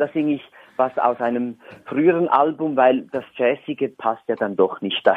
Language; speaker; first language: German; native; German